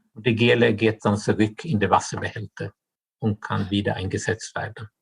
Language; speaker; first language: German; non-native, fluent; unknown